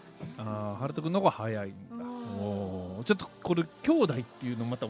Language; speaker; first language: Japanese; native; Japanese